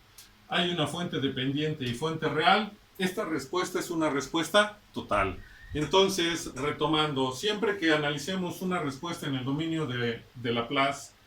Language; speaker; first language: Spanish; native; Spanish